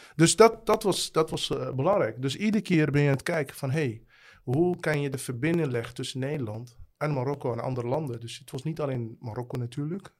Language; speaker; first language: Dutch; non-native, fluent; Arabic